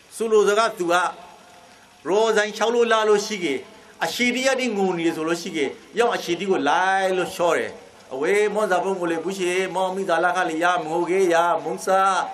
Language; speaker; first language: Burmese; native; Burmese